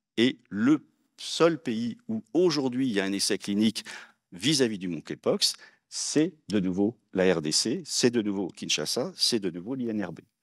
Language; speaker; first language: French; native; French